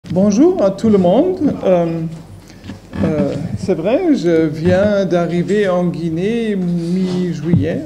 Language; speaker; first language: French; non-native, fluent; German